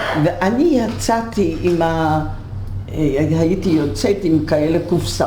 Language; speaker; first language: Hebrew; non-native, fluent; Polish